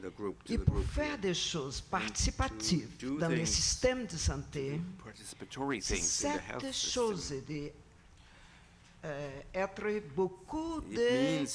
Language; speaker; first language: French; non-native, learner; Portuguese